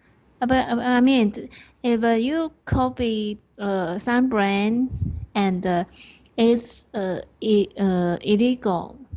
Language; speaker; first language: English; non-native, learner; Chinese